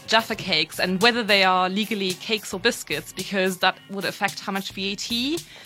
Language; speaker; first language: English; non-native, fluent; German